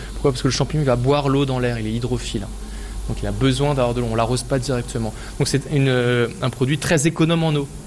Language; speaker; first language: French; native; French